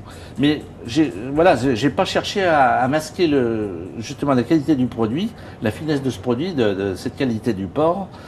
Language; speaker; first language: French; native; French